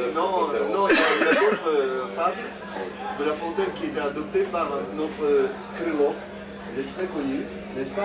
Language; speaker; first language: French; non-native, fluent; Russian